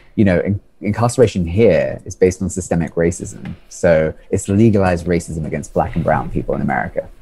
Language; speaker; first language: English; native; English